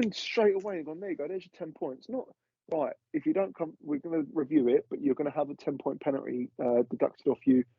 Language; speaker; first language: English; native; English